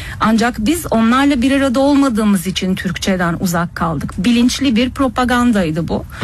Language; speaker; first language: Turkish; early bilingual, heritage; Turkish